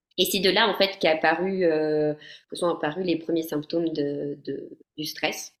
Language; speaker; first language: French; non-native, fluent; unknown